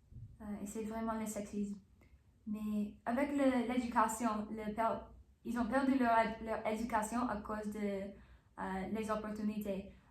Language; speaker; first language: French; non-native, learner; English